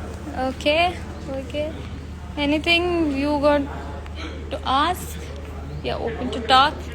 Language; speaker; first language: Telugu; non-native, learner; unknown